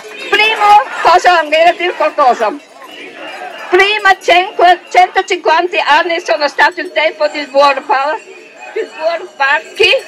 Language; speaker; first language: Italian; non-native, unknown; German